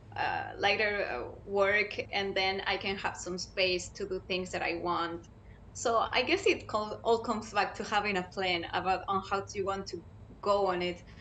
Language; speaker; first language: English; non-native, fluent; Spanish